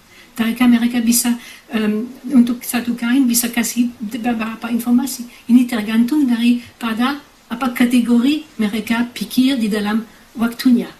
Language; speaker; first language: Indonesian; non-native, fluent; French